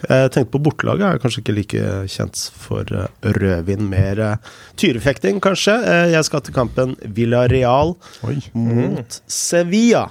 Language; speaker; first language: Norwegian; native; Norwegian